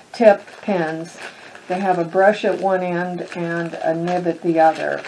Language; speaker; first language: English; native; English